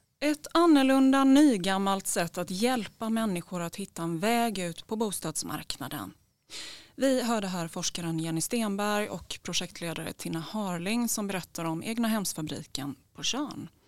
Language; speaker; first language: Swedish; native; Swedish